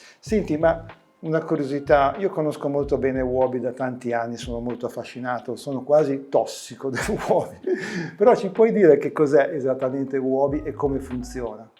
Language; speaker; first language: Italian; native; Italian